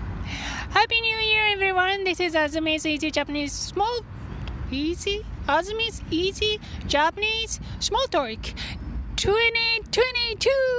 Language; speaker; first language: English; non-native, fluent; Japanese